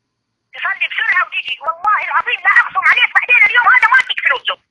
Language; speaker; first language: Arabic; native; Arabic